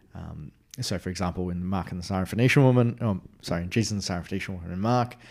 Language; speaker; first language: English; native; English